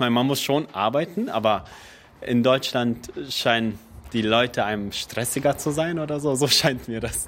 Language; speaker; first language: German; early bilingual, other home language; Russian